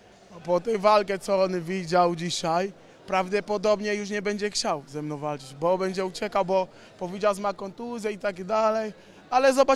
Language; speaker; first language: Polish; non-native, learner; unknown